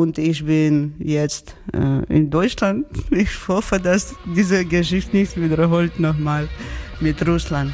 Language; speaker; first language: German; non-native, learner; Georgian